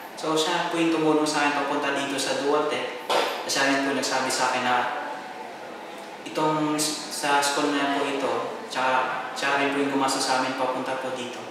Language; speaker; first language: Filipino; non-native, local second language; Cebuano